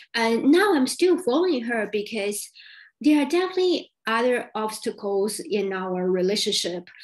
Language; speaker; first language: English; non-native, fluent; Chinese